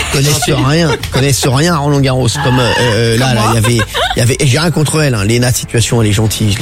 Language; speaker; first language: French; native; French